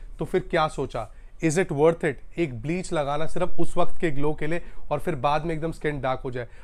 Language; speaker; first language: Hindi; native; Hindi